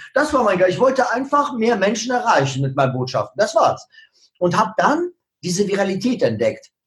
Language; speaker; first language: German; early bilingual, other home language; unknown